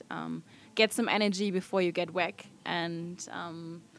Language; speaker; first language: English; non-native, fluent; German